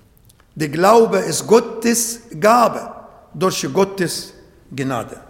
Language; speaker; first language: German; non-native, learner; Arabic